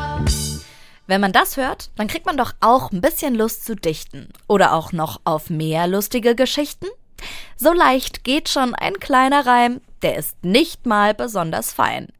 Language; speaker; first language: German; native; German